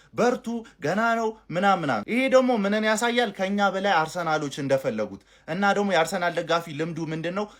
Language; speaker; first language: Amharic; native; Amharic